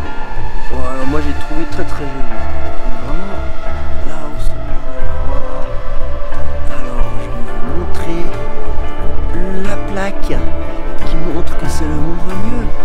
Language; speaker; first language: French; native; French